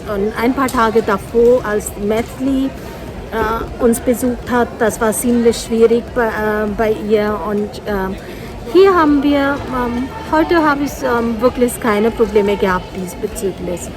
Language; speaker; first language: German; non-native, fluent; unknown